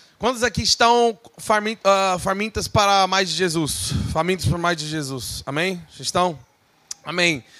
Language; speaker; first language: Portuguese; non-native, fluent; English